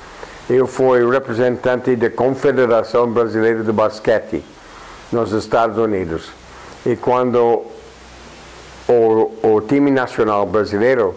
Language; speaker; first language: Portuguese; non-native, fluent; English